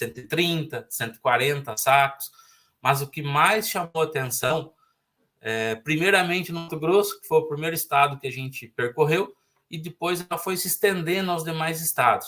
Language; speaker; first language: Portuguese; native; Portuguese